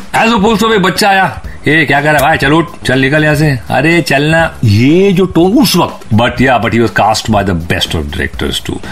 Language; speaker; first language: Hindi; native; Hindi